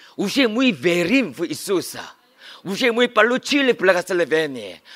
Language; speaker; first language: Russian; non-native, learner; Korean